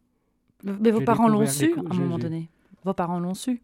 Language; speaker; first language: French; native; French